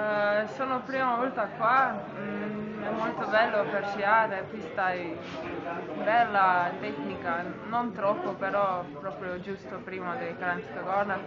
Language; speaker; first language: Italian; non-native, learner; Slovenian